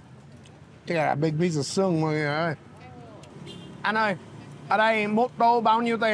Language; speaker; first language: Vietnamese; non-native, fluent; English